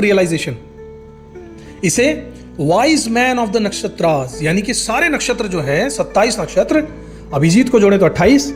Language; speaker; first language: Hindi; native; Hindi